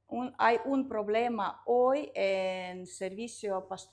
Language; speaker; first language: Spanish; non-native, learner; Russian